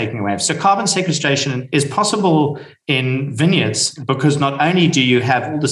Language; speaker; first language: English; native; English